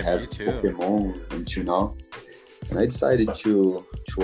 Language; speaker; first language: English; non-native, learner; Portuguese